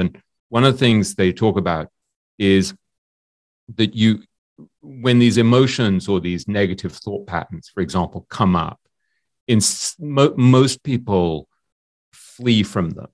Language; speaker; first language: English; native; English